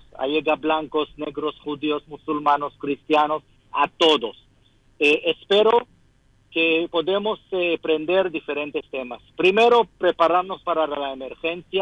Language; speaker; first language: Spanish; non-native, fluent; Hebrew